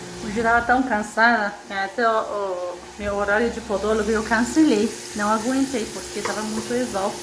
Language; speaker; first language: Portuguese; non-native, fluent; Persian